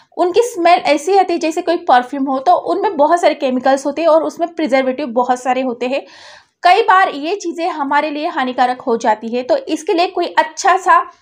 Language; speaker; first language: Hindi; native; Hindi